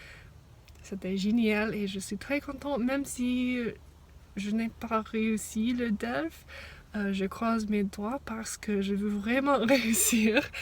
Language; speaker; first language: French; non-native, fluent; English